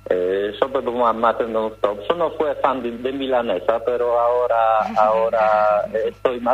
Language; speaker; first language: Spanish; non-native, learner; Polish